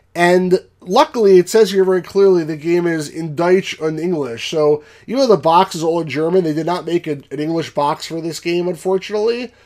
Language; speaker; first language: English; native; English